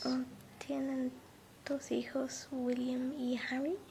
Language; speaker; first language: Spanish; non-native, learner; English